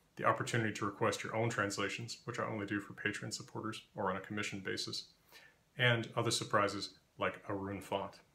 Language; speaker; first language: English; native; English